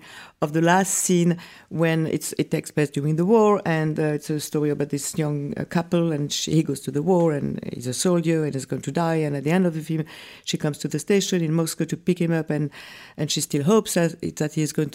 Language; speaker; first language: English; non-native, fluent; French